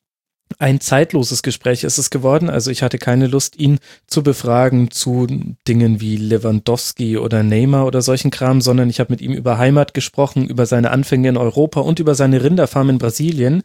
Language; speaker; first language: German; native; German